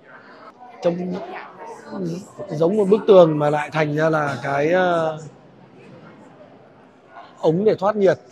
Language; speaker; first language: Vietnamese; native; Vietnamese